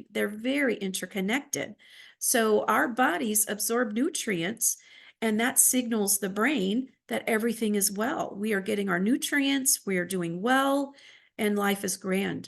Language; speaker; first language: English; native; English